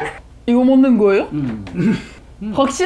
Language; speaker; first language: Korean; non-native, learner; Russian